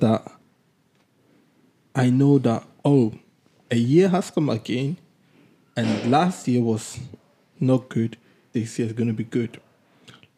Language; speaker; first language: English; non-native, local second language; Akan